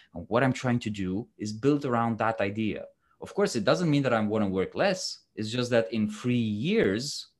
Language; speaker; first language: English; non-native, fluent; Romanian